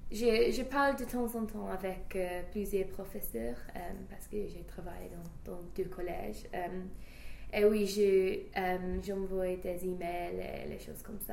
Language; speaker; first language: French; non-native, fluent; English